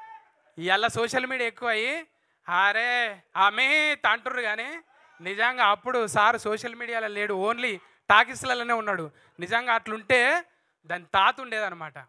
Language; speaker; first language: Telugu; native; Telugu